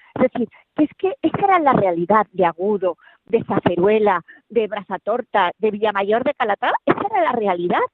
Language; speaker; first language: Spanish; native; Spanish